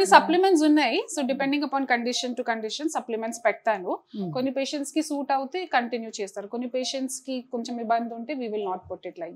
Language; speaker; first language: Telugu; non-native, local second language; Hindi